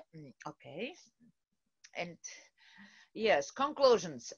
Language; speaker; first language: English; non-native, learner; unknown